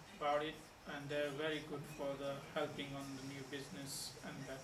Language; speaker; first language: English; non-native, local second language; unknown